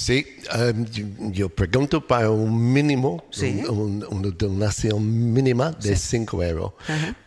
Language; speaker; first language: Spanish; non-native, learner; English